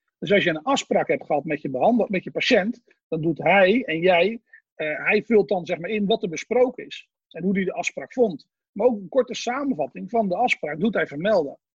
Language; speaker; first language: Dutch; native; Dutch